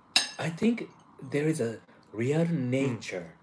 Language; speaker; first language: English; non-native, fluent; Japanese